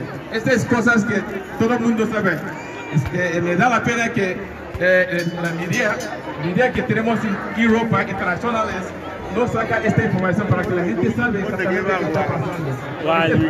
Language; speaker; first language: Spanish; non-native, learner; Igbo